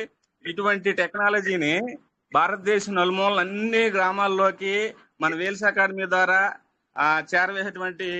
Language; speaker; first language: Telugu; native; Telugu